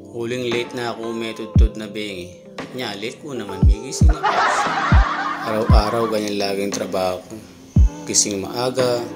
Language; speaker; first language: Filipino; non-native, local second language; Pampanga